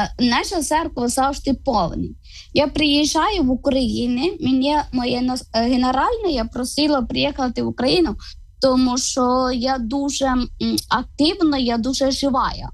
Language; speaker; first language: Ukrainian; non-native, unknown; Malayalam